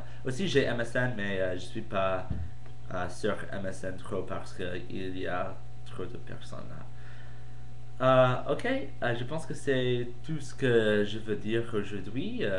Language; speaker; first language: French; non-native, fluent; English